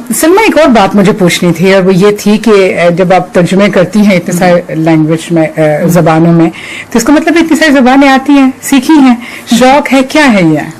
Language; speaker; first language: Urdu; native; Urdu